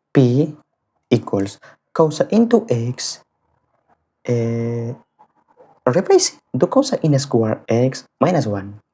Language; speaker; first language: English; non-native, fluent; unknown